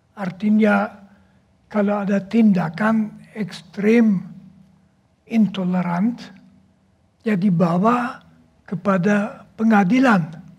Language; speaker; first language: Indonesian; non-native, fluent; German